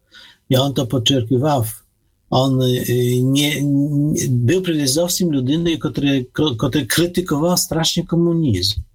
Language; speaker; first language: Ukrainian; non-native, fluent; Polish